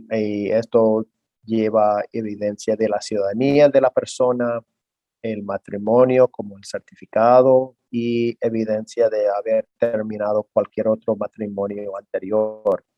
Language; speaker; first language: Spanish; non-native, fluent; English